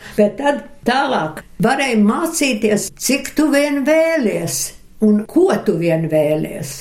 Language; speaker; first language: Latvian; early bilingual, other home language; Russian